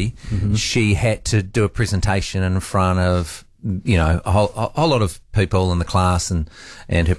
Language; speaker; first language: English; native; English